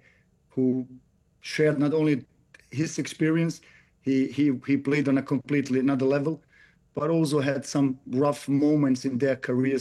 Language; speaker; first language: English; non-native, fluent; German